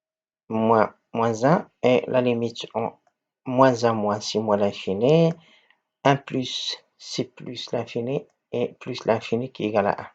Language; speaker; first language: French; non-native, local second language; Arabic